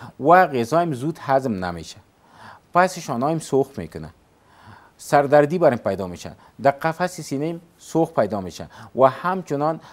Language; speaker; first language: Persian; native; Persian